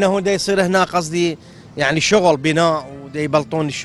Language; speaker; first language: Arabic; native; Arabic